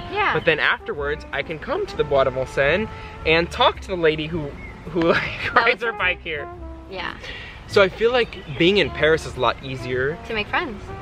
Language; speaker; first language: English; native; English